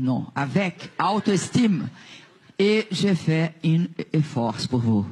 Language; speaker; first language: French; non-native, learner; Portuguese